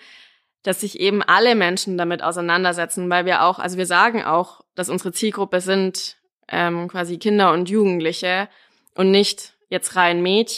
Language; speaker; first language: German; native; German